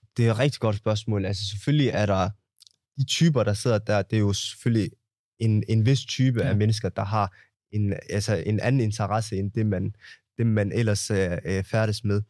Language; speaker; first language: Danish; early bilingual, other home language; Somali